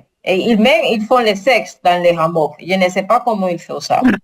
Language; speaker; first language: French; non-native, learner; Spanish